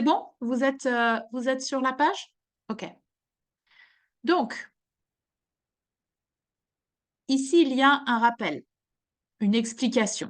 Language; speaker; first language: French; native; French